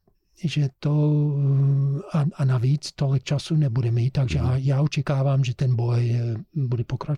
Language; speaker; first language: Czech; non-native, fluent; English